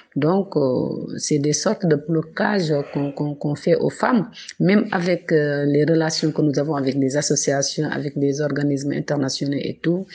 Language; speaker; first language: French; non-native, local second language; Wolof